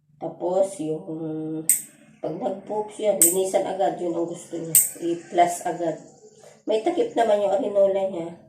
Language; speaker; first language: Filipino; native; Filipino